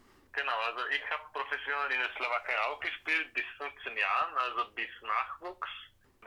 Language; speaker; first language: German; non-native, fluent; Slovak